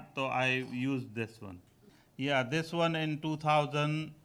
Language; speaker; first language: English; non-native, local second language; Kachhi